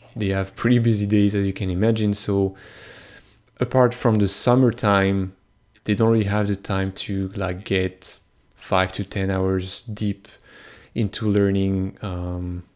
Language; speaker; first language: English; non-native, fluent; French